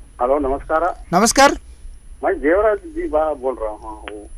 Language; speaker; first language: Hindi; non-native, local second language; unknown